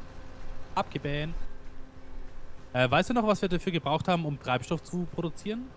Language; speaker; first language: German; native; German